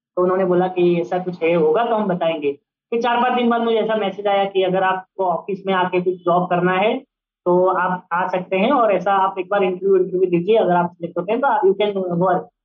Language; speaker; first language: Hindi; early bilingual, other home language; Nepali